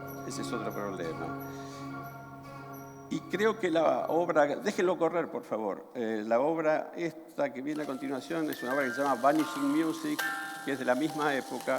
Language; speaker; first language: Spanish; native; Spanish